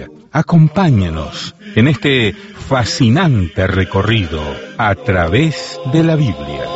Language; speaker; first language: Spanish; native; Spanish